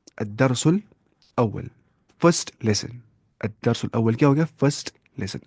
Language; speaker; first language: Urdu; non-native, local second language; Kashmiri